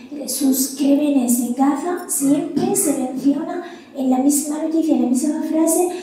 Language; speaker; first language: Spanish; non-native, fluent; Arabic